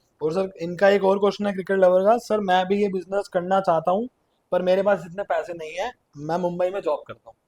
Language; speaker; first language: Hindi; native; Hindi